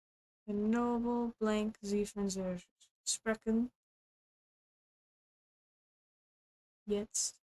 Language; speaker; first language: German; non-native, learner; English